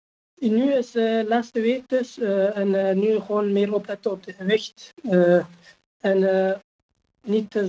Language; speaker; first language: Dutch; non-native, fluent; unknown